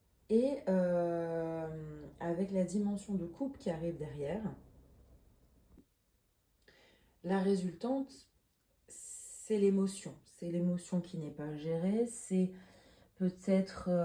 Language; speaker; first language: French; native; French